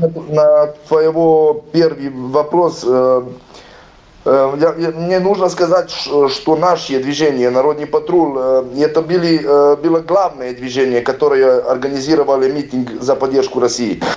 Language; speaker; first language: Russian; non-native, learner; Serbian